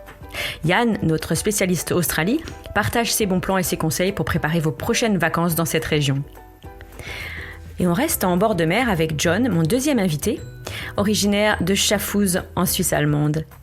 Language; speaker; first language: French; native; French